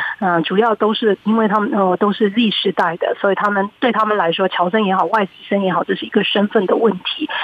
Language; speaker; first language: Chinese; early bilingual, heritage; Chinese